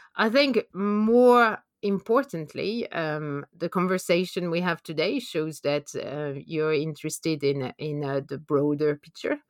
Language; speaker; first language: English; non-native, fluent; French